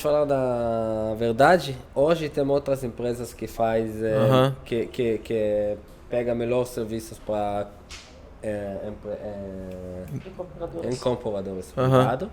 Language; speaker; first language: Portuguese; non-native, learner; Hebrew